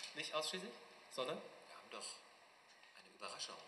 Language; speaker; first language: German; native; German